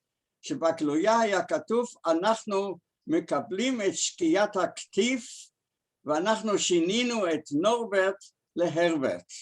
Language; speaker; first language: Hebrew; early bilingual, other home language; German